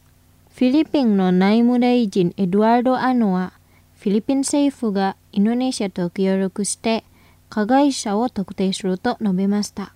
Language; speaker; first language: Japanese; non-native, fluent; Indonesian